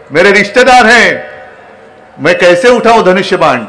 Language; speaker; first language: Hindi; non-native, local second language; Marathi